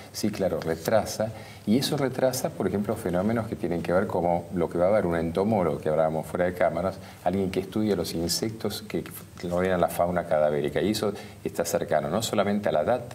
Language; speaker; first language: Spanish; native; Spanish